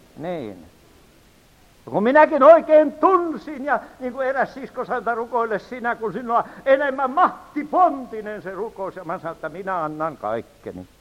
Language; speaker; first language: Finnish; native; Finnish